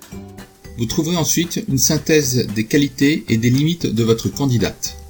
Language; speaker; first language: French; native; French